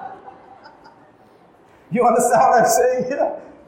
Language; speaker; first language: English; non-native, local second language; Malayalam